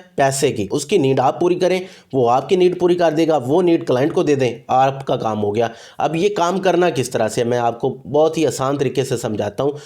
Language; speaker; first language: Urdu; non-native, local second language; Punjabi